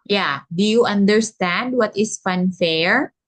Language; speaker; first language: English; non-native, local second language; Filipino